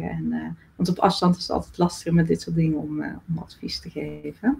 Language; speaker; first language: Dutch; native; Dutch